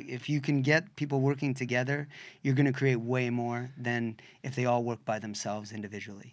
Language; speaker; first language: English; native; English